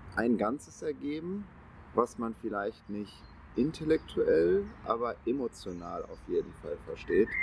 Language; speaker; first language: German; native; German